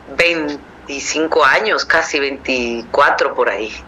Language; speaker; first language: Spanish; native; Spanish